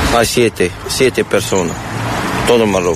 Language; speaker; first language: Spanish; non-native, learner; Arabic